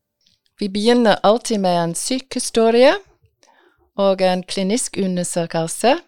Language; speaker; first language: Norwegian; non-native, fluent; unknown